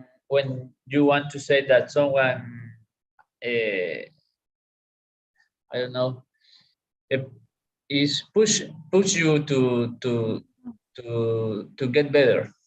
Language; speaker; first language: English; non-native, learner; Spanish